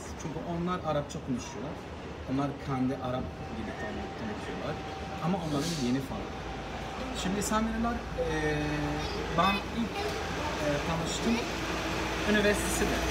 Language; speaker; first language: Turkish; non-native, learner; Arabic